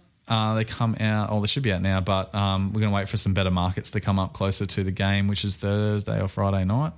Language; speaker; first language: English; native; English